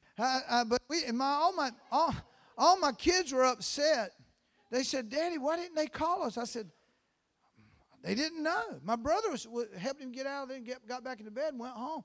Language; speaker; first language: English; native; English